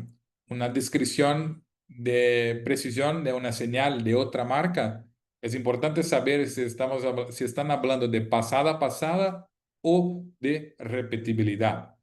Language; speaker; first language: Spanish; non-native, fluent; Portuguese